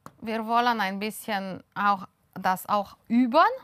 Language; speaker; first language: German; non-native, fluent; Romanian